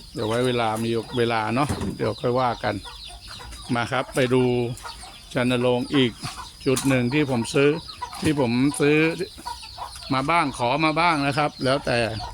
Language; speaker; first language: Thai; native; Thai